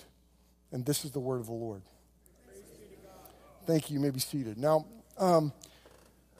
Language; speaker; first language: English; native; English